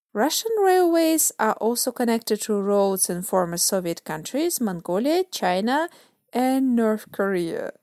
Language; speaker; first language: English; non-native, fluent; Russian